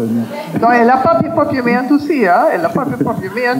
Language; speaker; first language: Spanish; non-native, fluent; Papiamento